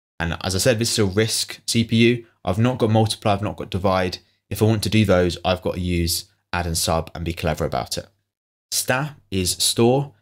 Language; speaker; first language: English; native; English